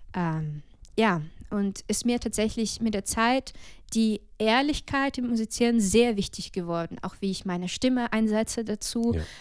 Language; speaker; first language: German; non-native, fluent; Ukrainian